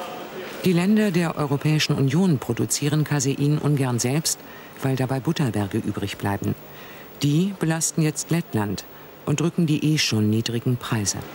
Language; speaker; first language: German; native; German